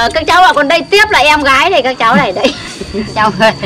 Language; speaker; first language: Vietnamese; native; Vietnamese